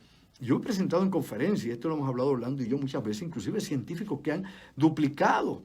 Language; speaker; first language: Spanish; native; Spanish